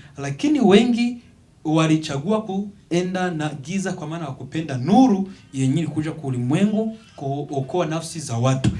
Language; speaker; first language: Swahili; non-native, local second language; Kinyarwanda